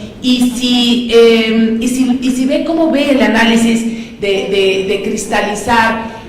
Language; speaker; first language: Spanish; native; Spanish